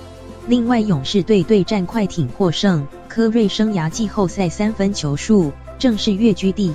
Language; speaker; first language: Chinese; native; Chinese